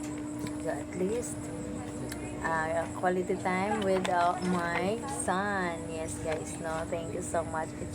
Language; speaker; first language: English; non-native, local second language; Filipino